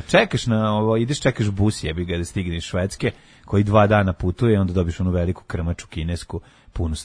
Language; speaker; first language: Serbian; native; Serbian